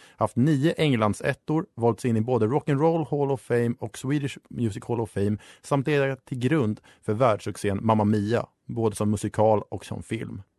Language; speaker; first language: Swedish; native; Swedish